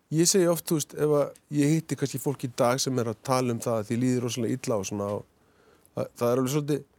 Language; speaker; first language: Icelandic; native; Icelandic